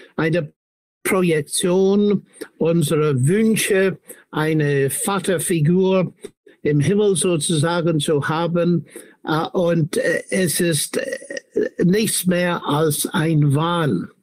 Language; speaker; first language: German; non-native, fluent; English